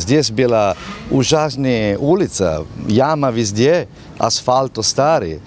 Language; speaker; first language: Russian; non-native, learner; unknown